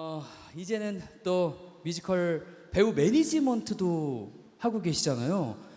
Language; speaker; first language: Korean; native; Korean